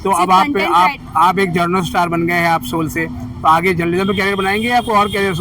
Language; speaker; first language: Hindi; native; Hindi